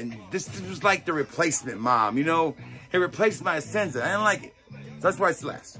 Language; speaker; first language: English; native; English